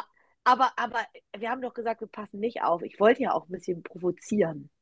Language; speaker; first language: German; native; German